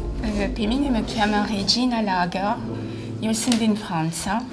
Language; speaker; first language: Romanian; non-native, fluent; French